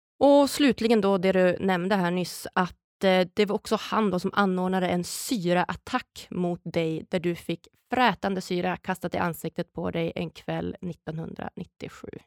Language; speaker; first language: Swedish; native; Swedish